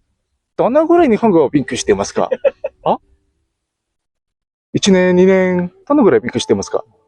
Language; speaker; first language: Japanese; non-native, learner; Mongolian